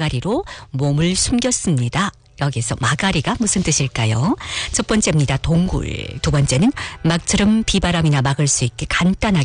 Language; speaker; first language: Korean; early bilingual, heritage; Korean